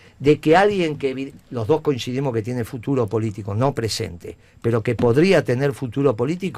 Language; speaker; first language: Spanish; native; Spanish